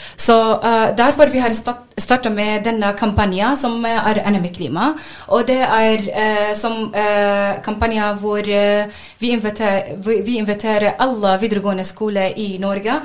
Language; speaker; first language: Norwegian; non-native, learner; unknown